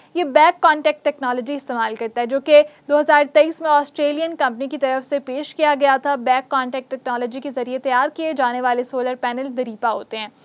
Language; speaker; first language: Urdu; native; Urdu